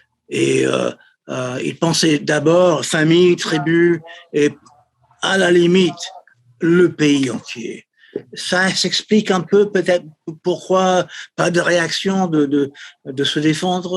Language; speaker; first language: French; non-native, fluent; English